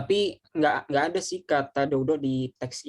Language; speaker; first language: Indonesian; native; Indonesian